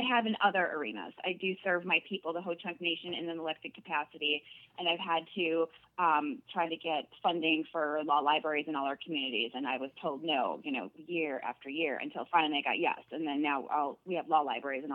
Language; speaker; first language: English; native; English